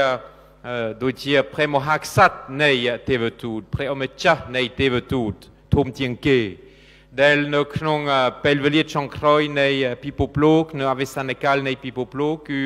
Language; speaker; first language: Khmer; non-native, fluent; French